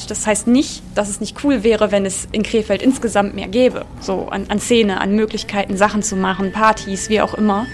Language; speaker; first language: German; native; German